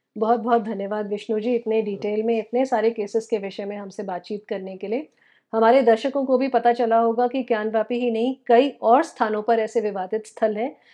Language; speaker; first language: Hindi; native; Hindi